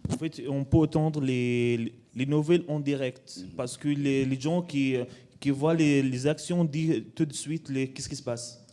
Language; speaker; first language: French; non-native, learner; Arabic